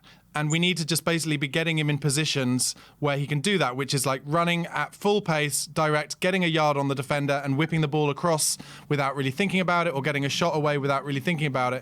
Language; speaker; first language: English; native; English